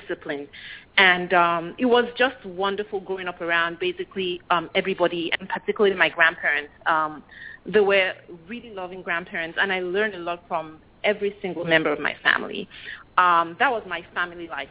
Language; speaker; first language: English; non-native, local second language; Yoruba